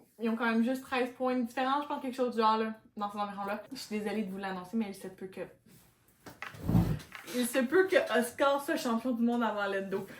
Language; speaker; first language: French; native; French